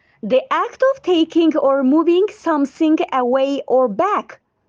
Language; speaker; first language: English; non-native, fluent; Azerbaijani